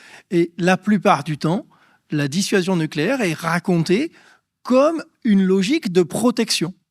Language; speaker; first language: French; native; French